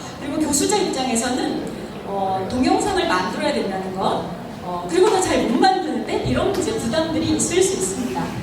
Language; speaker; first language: Korean; native; Korean